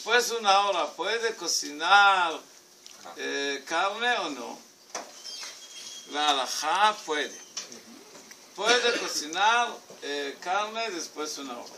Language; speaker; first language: Spanish; non-native, fluent; Hebrew